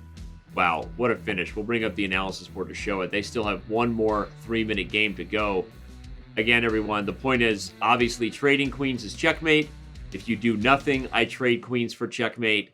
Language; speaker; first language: English; native; English